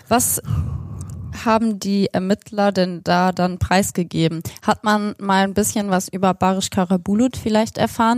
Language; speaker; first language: German; native; German